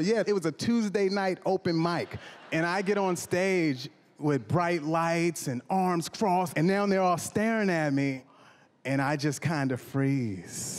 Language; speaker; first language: English; native; English